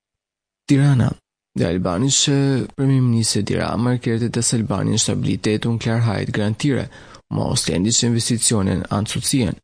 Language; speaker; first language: German; non-native, fluent; Albanian